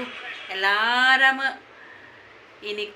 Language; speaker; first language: Malayalam; non-native, learner; Bodo